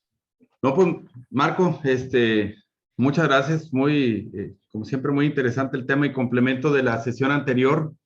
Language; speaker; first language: Spanish; native; Spanish